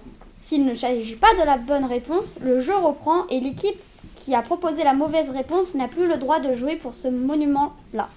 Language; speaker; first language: French; native; French